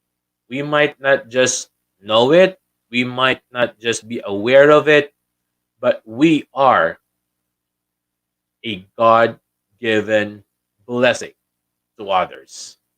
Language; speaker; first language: English; non-native, local second language; Filipino